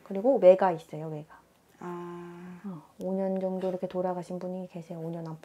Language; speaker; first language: Korean; native; Korean